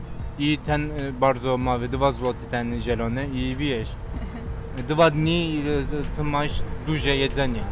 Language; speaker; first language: Polish; non-native, learner; Turkish